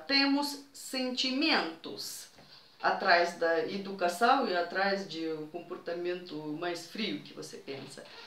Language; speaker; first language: Portuguese; non-native, fluent; Russian